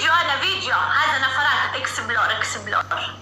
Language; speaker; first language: Arabic; non-native, learner; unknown